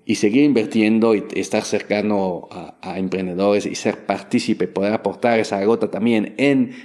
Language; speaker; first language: Spanish; non-native, fluent; French